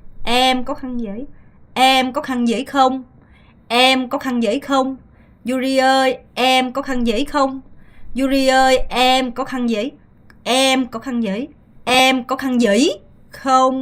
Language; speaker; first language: Vietnamese; non-native, fluent; Korean